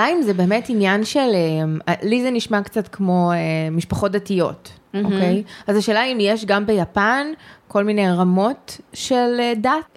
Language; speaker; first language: Hebrew; native; Hebrew